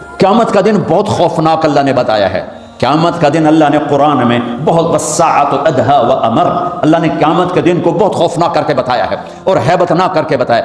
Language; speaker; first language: Urdu; non-native, local second language; Punjabi